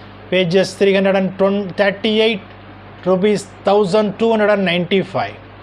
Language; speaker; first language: English; non-native, local second language; Tamil